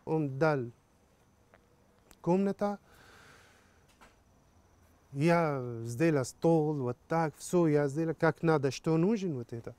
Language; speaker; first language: Russian; non-native, learner; Arabic